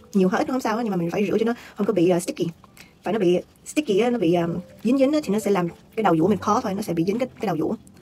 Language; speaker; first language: Vietnamese; early bilingual, heritage; Vietnamese